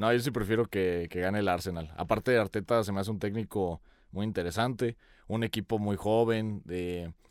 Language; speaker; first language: Spanish; native; Spanish